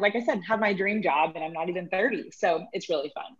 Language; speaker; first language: English; native; English